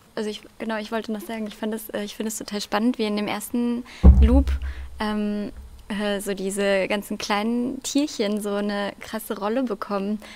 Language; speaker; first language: German; early bilingual, other home language; Russian